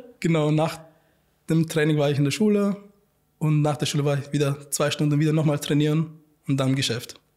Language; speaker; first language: German; non-native, fluent; Arabic